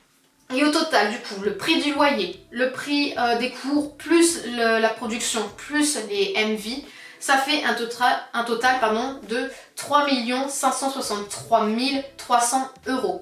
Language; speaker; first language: French; native; French